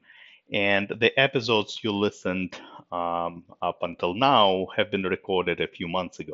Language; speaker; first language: English; non-native, fluent; Russian